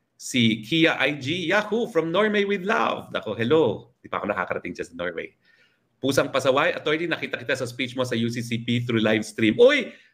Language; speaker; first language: Filipino; native; Filipino